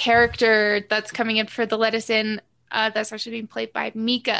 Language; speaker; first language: English; native; English